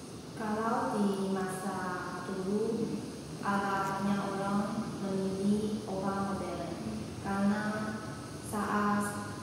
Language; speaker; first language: Indonesian; non-native, learner; Chinese